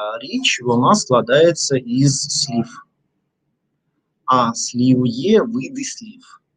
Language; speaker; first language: Ukrainian; non-native, learner; Russian